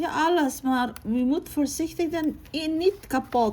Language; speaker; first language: Dutch; non-native, learner; Filipino